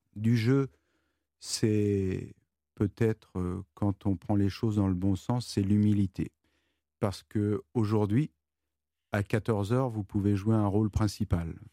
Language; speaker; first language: French; native; French